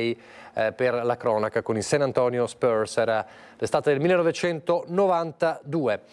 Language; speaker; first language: Italian; native; Italian